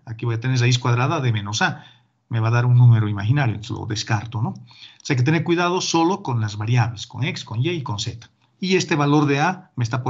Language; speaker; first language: Spanish; native; Spanish